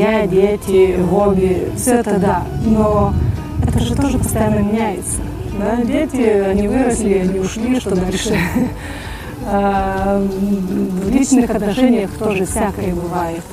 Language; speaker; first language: Russian; native; Russian